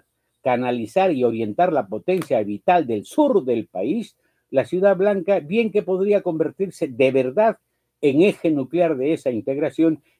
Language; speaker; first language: Spanish; native; Spanish